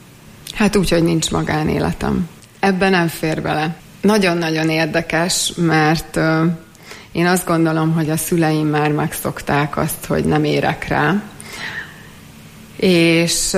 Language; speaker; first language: Hungarian; native; Hungarian